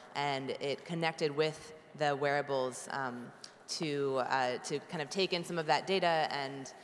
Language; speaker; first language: English; native; English